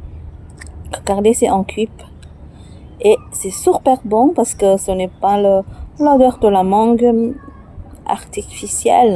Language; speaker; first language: French; non-native, fluent; Thai